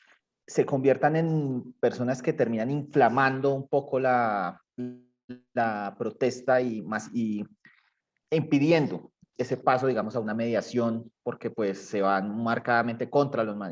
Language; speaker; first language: Spanish; native; Spanish